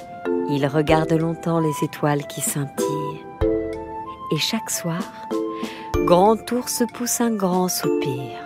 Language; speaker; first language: French; native; French